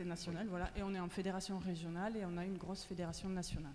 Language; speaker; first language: French; native; French